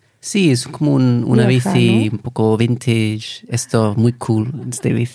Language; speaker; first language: Spanish; non-native, fluent; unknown